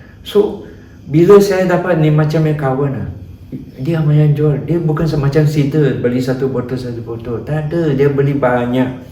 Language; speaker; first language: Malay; non-native, local second language; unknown